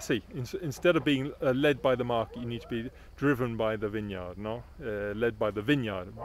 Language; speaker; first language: English; native; English